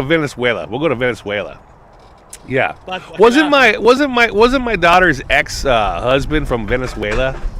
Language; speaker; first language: English; native; English